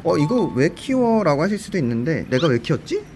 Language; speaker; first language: Korean; native; Korean